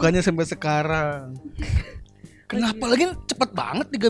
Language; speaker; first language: Indonesian; native; Indonesian